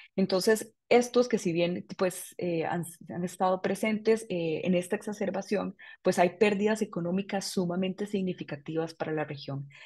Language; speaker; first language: Spanish; native; Spanish